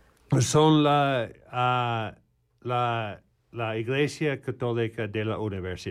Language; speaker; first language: Spanish; non-native, learner; English